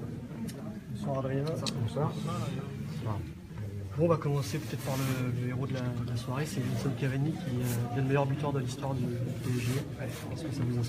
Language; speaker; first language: French; native; French